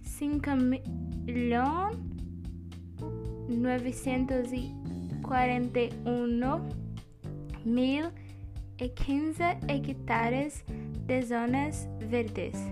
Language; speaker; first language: Spanish; non-native, learner; Portuguese